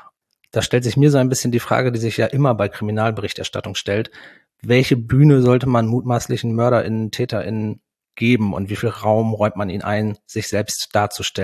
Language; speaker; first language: German; native; German